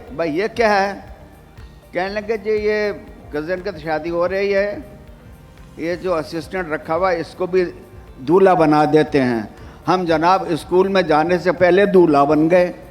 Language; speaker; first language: Urdu; early bilingual, other home language; Rajasthani